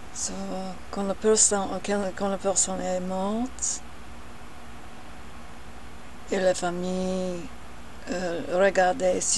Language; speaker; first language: French; non-native, learner; English